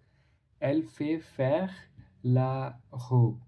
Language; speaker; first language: French; non-native, learner; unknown